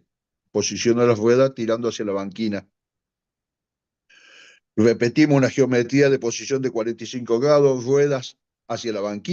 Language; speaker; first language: Spanish; native; Spanish